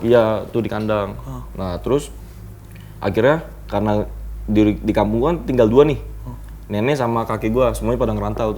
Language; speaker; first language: Indonesian; native; Indonesian